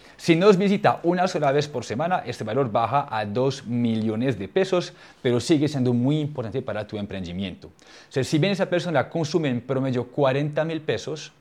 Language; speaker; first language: Spanish; non-native, fluent; French